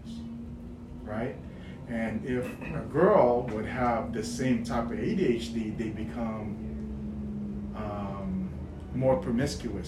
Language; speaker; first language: English; non-native, local second language; Filipino